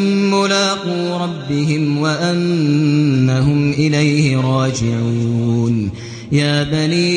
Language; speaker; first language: Arabic; native; Arabic